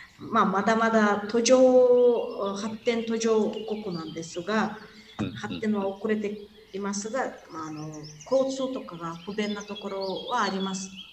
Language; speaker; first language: Japanese; non-native, fluent; Kyrgyz